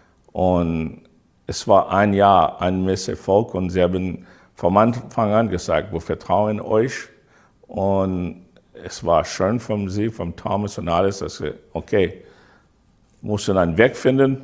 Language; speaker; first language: German; non-native, fluent; English